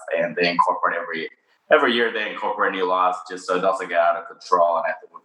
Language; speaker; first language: English; non-native, fluent; Spanish